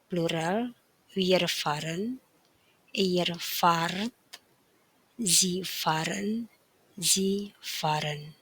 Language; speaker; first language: German; non-native, fluent; Indonesian